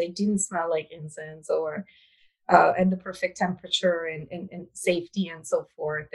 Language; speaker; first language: English; non-native, fluent; Italian